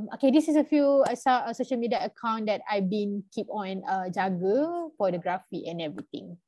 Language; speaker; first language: English; non-native, local second language; Malay